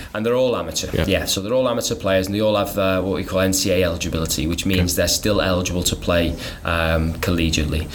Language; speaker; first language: English; native; English